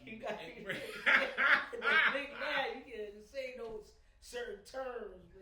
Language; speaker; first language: English; native; English